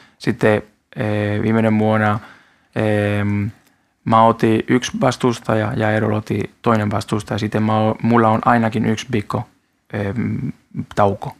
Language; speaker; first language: Finnish; non-native, learner; Spanish